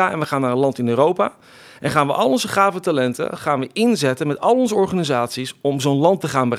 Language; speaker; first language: Dutch; native; Dutch